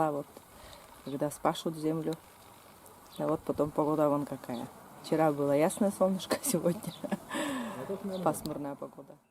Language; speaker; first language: Russian; native; Russian